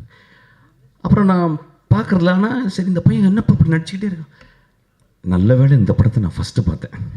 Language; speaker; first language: Tamil; native; Tamil